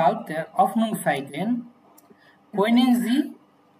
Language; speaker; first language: German; non-native, fluent; Bangla